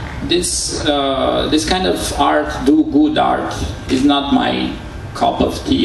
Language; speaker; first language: English; non-native, fluent; Romanian